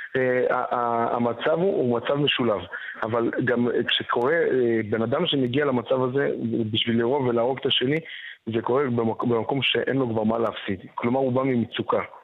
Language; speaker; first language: Hebrew; native; Hebrew